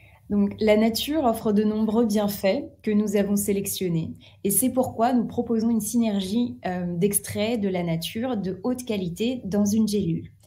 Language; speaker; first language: French; native; French